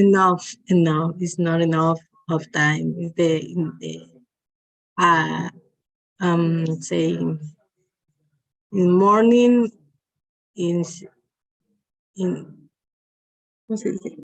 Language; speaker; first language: English; non-native, learner; Spanish